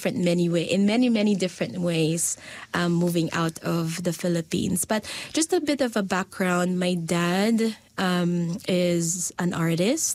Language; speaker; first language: English; non-native, local second language; Filipino